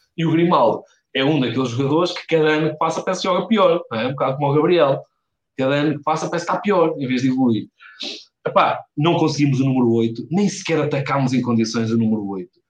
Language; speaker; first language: Portuguese; native; Portuguese